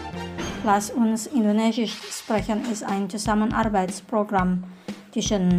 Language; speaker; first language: German; non-native, fluent; Indonesian